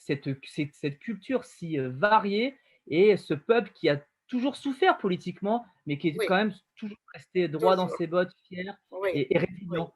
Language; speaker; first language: French; native; French